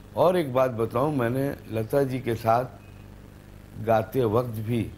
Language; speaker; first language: Hindi; non-native, local second language; Urdu